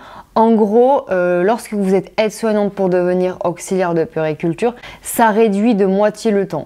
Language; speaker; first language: French; native; French